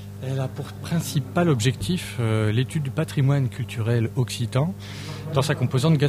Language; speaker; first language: French; native; French